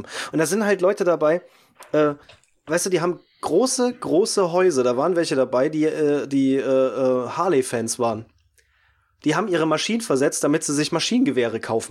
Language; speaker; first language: German; native; German